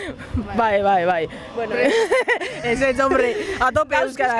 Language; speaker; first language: Basque; non-native, local second language; Spanish